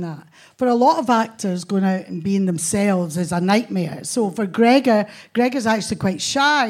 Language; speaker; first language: English; native; English